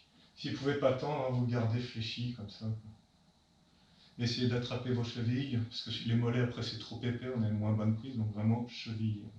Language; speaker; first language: French; native; French